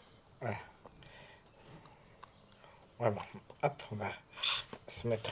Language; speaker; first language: French; native; French